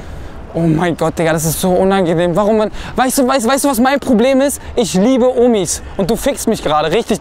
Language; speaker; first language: German; native; German